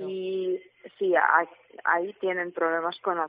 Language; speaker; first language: Spanish; non-native, fluent; Ukrainian